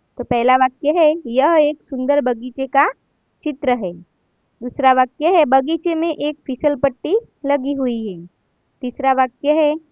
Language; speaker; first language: Hindi; non-native, local second language; Gujarati